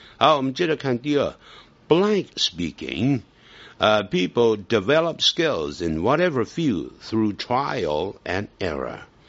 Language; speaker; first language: English; non-native, fluent; Chinese